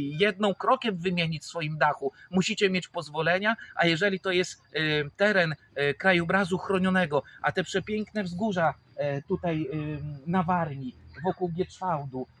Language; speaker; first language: Polish; native; Polish